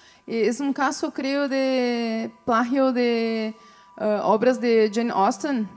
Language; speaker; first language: Spanish; non-native, fluent; Portuguese